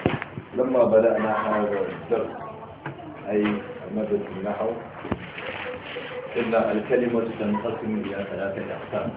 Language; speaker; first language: Arabic; non-native, fluent; Hausa